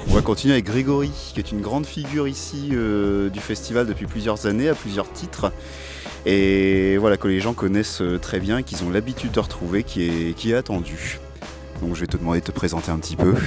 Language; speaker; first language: French; native; French